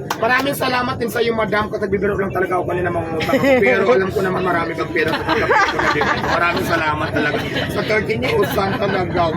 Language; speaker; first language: Filipino; non-native, local second language; Waray